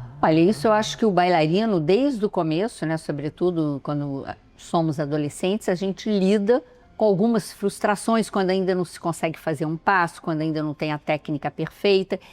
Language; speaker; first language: Portuguese; native; Portuguese